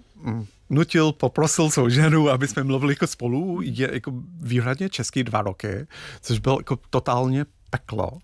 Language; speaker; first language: Czech; non-native, fluent; English